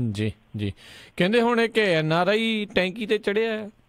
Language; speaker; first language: Punjabi; native; Punjabi